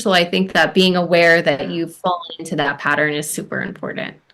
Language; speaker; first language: English; native; English